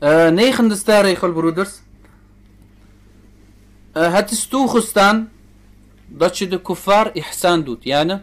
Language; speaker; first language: Dutch; early bilingual, other home language; Turkish